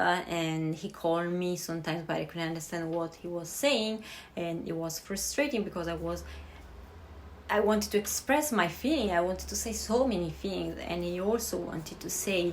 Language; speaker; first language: English; non-native, fluent; Italian